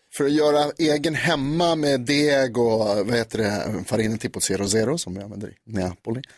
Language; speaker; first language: Swedish; native; Swedish